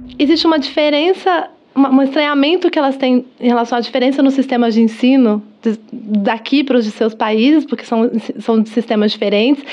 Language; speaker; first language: Portuguese; native; Portuguese